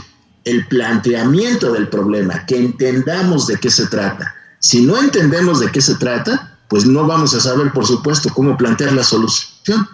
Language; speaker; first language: Spanish; native; Spanish